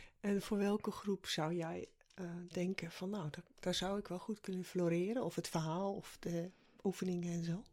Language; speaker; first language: Dutch; native; Dutch